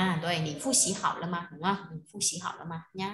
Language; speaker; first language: Chinese; non-native, fluent; Vietnamese